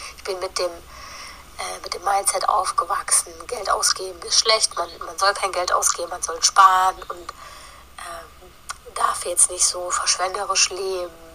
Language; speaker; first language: German; early bilingual, other home language; Turkish